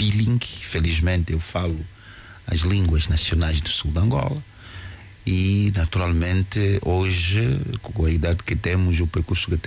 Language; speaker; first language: Portuguese; non-native, local second language; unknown